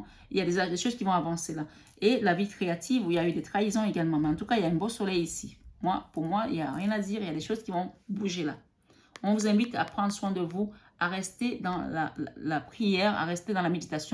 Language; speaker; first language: French; native; French